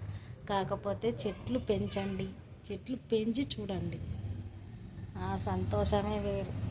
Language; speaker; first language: Telugu; native; Telugu